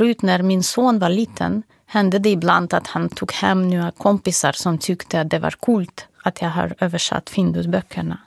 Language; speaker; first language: Swedish; non-native, fluent; Russian